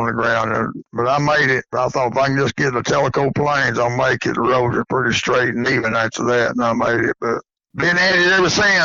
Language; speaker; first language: English; native; English